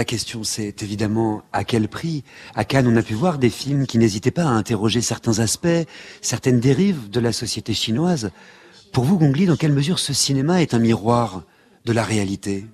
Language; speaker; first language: French; native; French